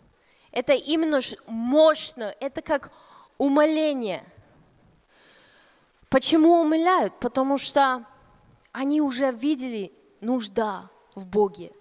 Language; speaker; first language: Russian; non-native, fluent; English